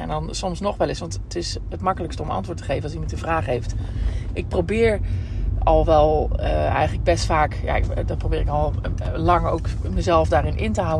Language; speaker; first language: Dutch; native; Dutch